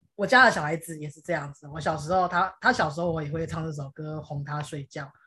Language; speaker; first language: Chinese; non-native, local second language; Hakka Chinese